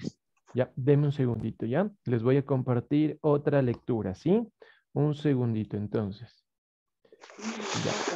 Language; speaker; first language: Spanish; native; Spanish